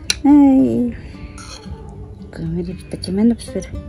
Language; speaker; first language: Spanish; non-native, local second language; Quechua